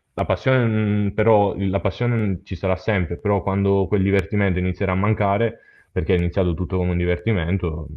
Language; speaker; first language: Italian; native; Italian